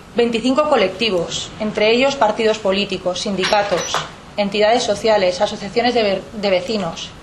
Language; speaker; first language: Spanish; native; Spanish